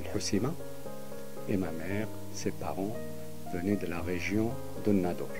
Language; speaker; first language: French; non-native, local second language; Arabic